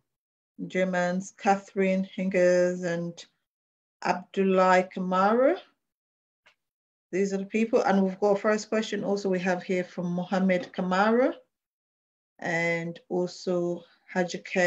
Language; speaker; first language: English; non-native, local second language; Krio